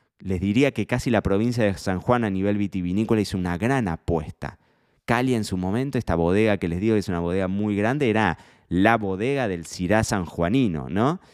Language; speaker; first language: Spanish; native; Spanish